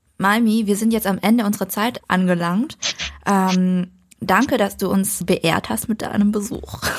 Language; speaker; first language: German; early bilingual, other home language; Vietnamese